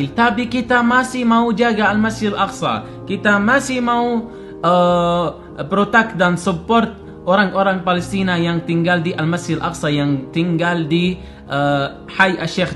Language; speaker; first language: Indonesian; non-native, fluent; Arabic